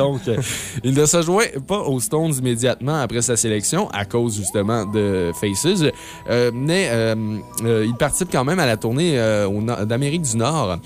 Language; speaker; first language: French; native; French